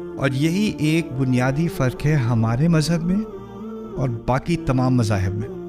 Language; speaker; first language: Urdu; early bilingual, heritage; Urdu